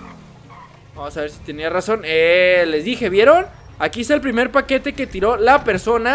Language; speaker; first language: Spanish; native; Spanish